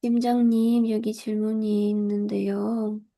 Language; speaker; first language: Korean; non-native, fluent; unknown